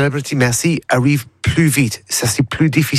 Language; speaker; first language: French; non-native, learner; English